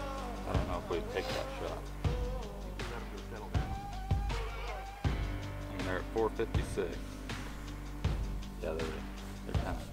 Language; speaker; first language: English; native; English